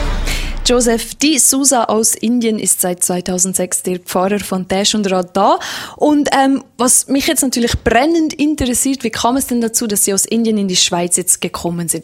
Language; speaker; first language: German; native; German